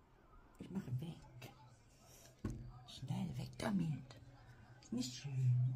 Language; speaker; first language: German; non-native, fluent; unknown